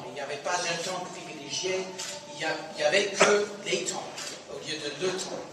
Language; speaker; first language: French; non-native, fluent; English